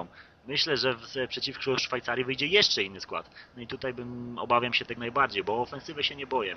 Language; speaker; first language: Polish; native; Polish